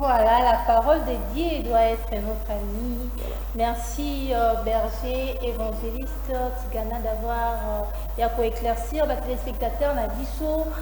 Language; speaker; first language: French; non-native, local second language; Lingala